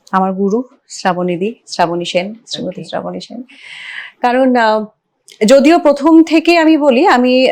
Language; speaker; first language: Bangla; native; Bangla